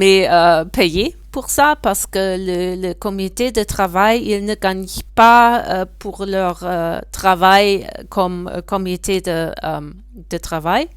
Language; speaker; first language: French; non-native, learner; German